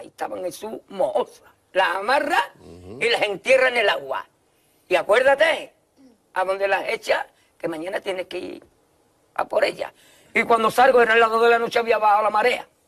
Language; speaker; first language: Spanish; native; Spanish